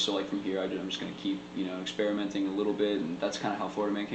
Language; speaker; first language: English; native; English